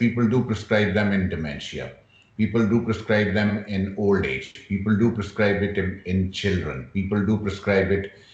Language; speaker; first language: English; non-native, local second language; Urdu